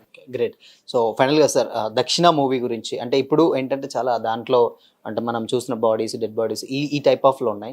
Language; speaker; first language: Telugu; native; Telugu